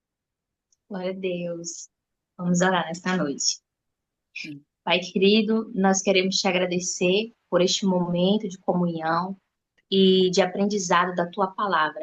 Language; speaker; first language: Portuguese; native; Portuguese